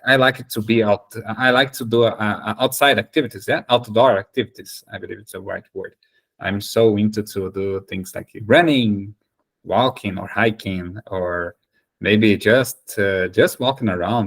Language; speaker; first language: English; non-native, fluent; Portuguese